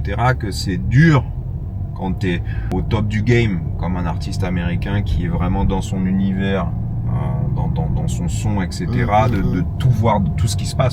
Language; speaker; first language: French; native; French